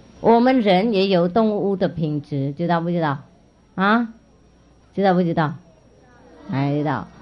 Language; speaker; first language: Chinese; non-native, fluent; Vietnamese